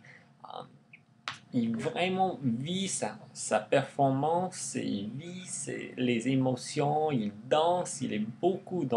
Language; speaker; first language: French; non-native, learner; English